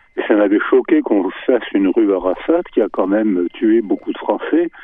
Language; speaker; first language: French; native; French